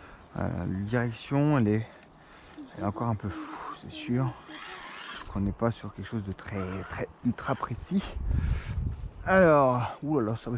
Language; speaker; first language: French; native; French